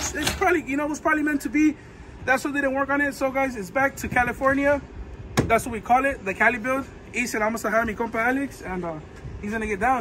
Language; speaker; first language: English; early bilingual, other home language; Spanish